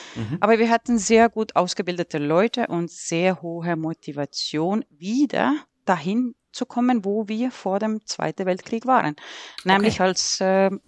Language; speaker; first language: German; non-native, fluent; Estonian